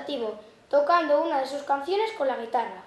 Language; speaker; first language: Spanish; native; Spanish